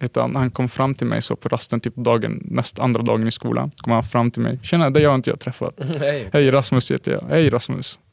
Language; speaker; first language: Swedish; early bilingual, other home language; Arabic